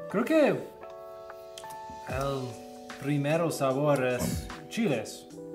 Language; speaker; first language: Spanish; non-native, learner; English